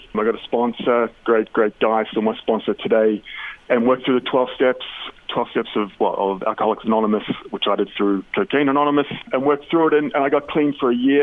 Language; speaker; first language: English; native; English